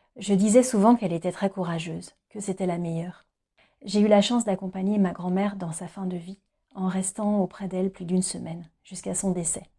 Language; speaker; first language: French; native; French